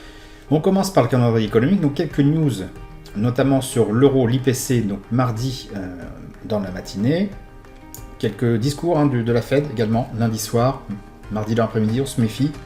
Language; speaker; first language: French; native; French